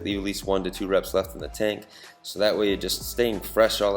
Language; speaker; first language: English; native; English